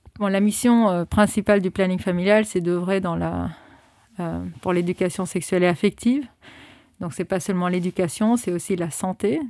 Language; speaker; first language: French; non-native, fluent; Spanish